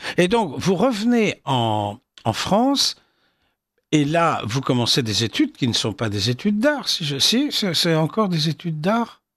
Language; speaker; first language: French; native; French